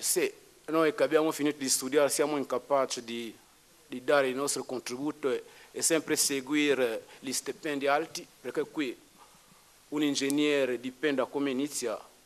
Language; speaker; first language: Italian; non-native, fluent; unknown